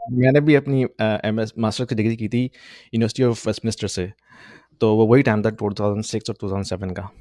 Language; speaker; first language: Urdu; native; Urdu